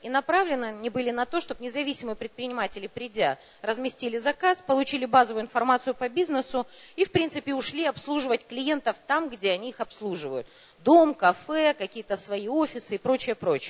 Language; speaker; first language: Russian; native; Russian